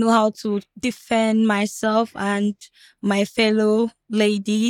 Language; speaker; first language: English; non-native, local second language; Fula